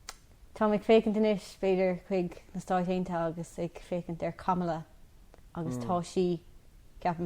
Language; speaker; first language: Irish; non-native, local second language; English